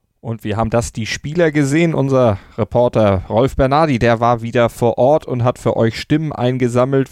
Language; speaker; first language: German; native; German